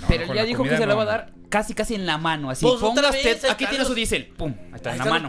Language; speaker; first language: Spanish; native; Spanish